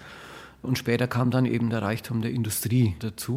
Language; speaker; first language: German; native; German